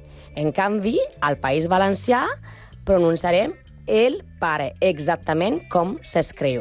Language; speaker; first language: Catalan; non-native, learner; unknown